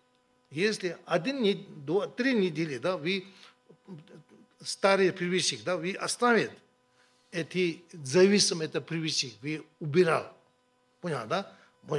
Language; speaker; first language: Russian; non-native, learner; Tibetan